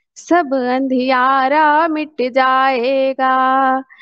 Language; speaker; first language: Hindi; native; Hindi